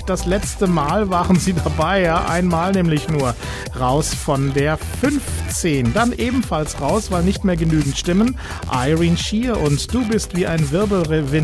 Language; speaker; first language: German; native; German